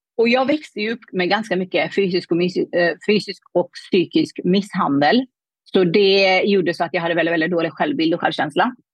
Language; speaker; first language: Swedish; non-native, fluent; Persian